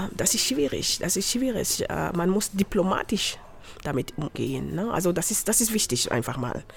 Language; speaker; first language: German; non-native, fluent; Wolof